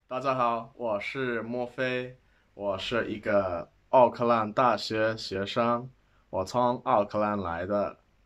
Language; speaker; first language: Chinese; non-native, learner; English